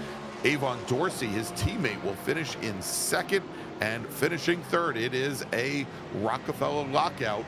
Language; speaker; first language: English; native; English